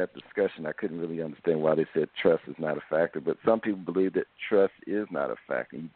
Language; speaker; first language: English; native; English